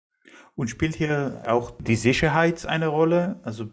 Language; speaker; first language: German; non-native, fluent; Hebrew